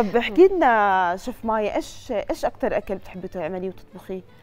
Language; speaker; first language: Arabic; native; Arabic